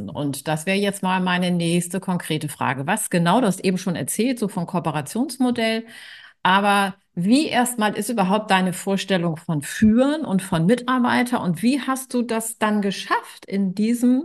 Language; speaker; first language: German; native; German